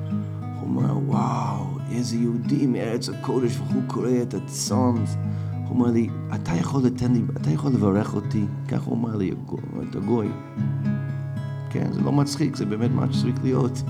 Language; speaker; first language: Hebrew; non-native, fluent; English